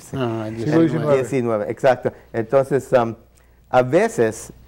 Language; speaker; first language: Spanish; non-native, fluent; English